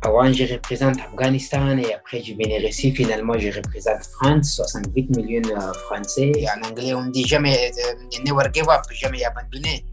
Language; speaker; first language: French; non-native, learner; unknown